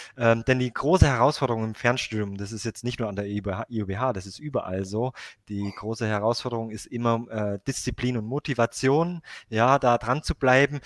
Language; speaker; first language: German; native; German